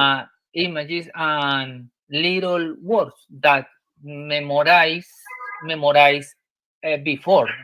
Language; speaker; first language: English; non-native, learner; Spanish